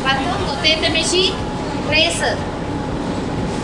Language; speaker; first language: Russian; non-native, learner; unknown